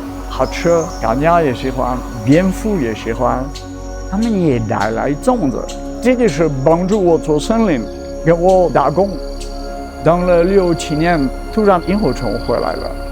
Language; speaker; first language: Chinese; non-native, fluent; French